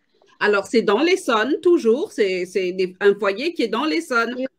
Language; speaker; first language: French; native; French